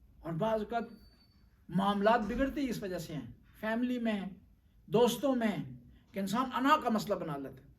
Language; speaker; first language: Urdu; non-native, local second language; Punjabi